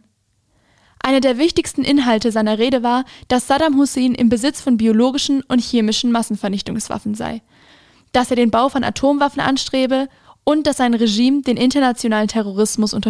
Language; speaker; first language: German; native; German